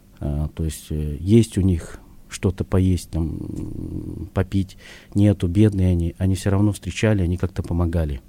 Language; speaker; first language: Russian; native; Russian